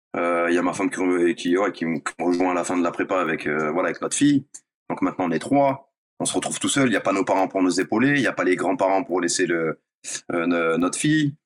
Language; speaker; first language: French; native; French